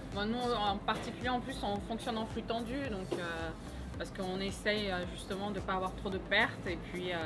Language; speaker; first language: French; early bilingual, other home language; Greek